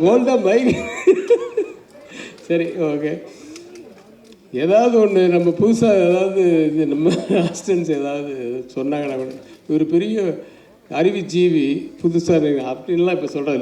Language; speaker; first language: Tamil; native; Tamil